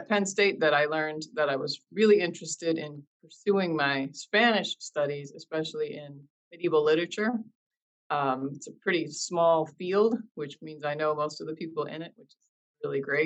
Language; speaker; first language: English; native; English